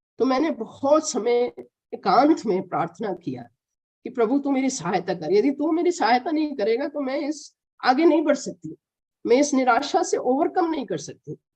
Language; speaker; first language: Hindi; non-native, local second language; Malayalam